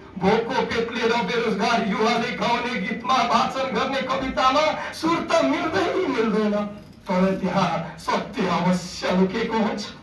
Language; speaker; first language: Nepali; native; Nepali